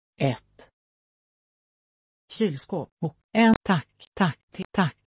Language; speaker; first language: Swedish; non-native, learner; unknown